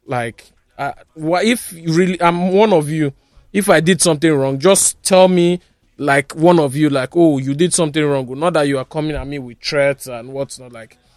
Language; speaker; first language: English; non-native, local second language; Yoruba